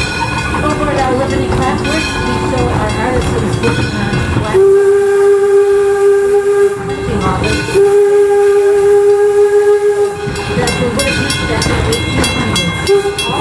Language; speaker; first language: English; native; English